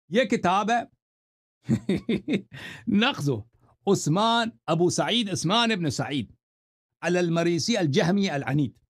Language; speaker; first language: Urdu; non-native, fluent; Persian